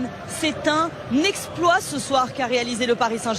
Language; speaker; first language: French; native; French